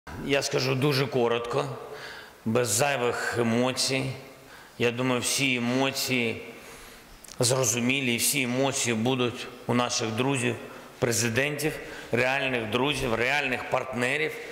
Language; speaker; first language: Ukrainian; non-native, local second language; Russian